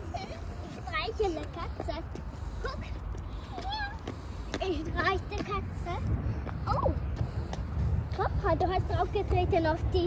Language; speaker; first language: German; non-native, learner; Arabic